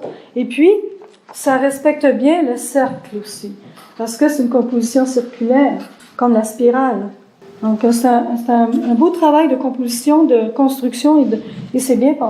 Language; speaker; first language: French; native; French